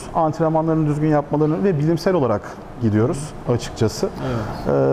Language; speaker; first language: Turkish; native; Turkish